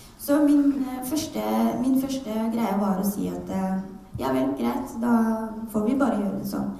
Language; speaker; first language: Norwegian; early bilingual, other home language; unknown